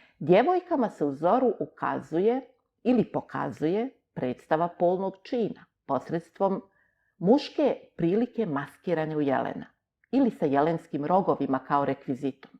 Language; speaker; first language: Bosnian; native; Bosnian